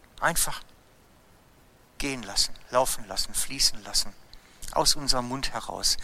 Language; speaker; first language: German; native; German